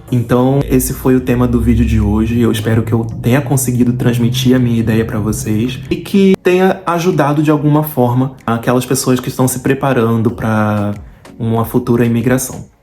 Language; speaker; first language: Portuguese; native; Portuguese